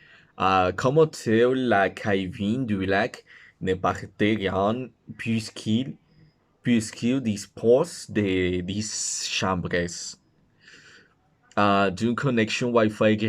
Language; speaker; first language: French; non-native, learner; Spanish